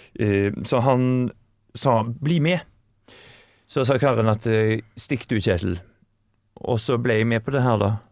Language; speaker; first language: Norwegian; native; Norwegian